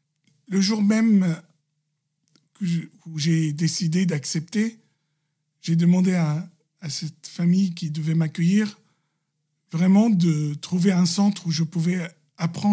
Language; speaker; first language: French; non-native, local second language; Arabic